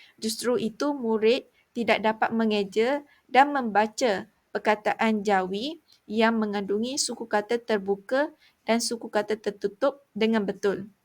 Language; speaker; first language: Malay; native; Malay